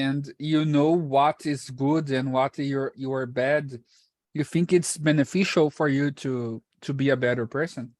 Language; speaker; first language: English; non-native, fluent; Portuguese